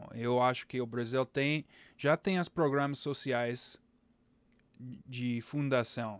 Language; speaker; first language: Portuguese; non-native, fluent; English